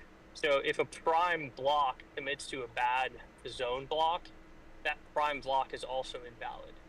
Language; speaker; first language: English; native; English